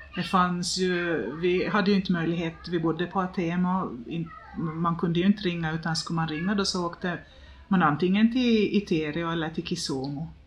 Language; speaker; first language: Swedish; native; Swedish